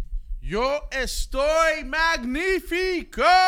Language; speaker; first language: Spanish; early bilingual, heritage; Spanish